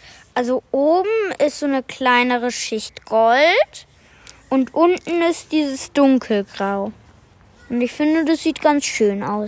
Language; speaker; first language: German; native; German